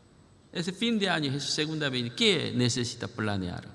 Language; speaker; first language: Spanish; non-native, learner; Korean